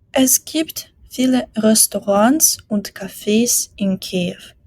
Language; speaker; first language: German; non-native, fluent; Ukrainian